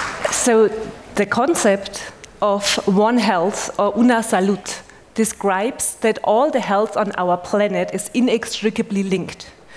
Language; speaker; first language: English; non-native, fluent; German